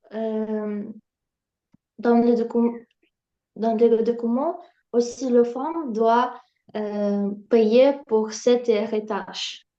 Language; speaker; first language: French; non-native, learner; Ukrainian